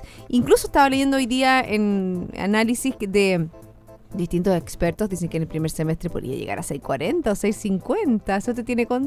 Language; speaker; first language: Spanish; native; Spanish